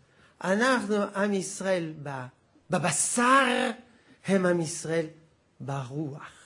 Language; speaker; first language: Hebrew; non-native, fluent; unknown